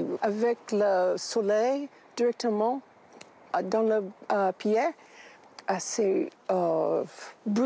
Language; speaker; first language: French; non-native, learner; English